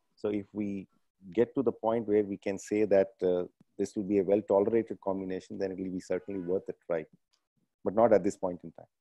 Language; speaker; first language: English; non-native, local second language; Tamil